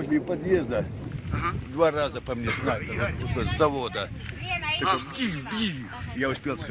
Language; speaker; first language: Russian; native; Russian